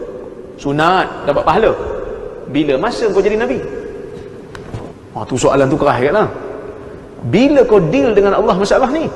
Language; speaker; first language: Malay; native; Malay